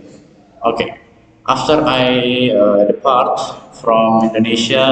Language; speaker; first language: English; non-native, learner; Indonesian